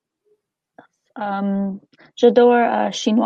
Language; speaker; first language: French; non-native, learner; English